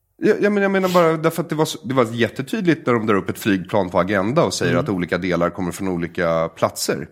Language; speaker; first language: Swedish; native; Swedish